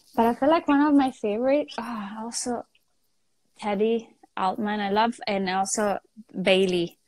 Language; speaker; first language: English; non-native, fluent; Italian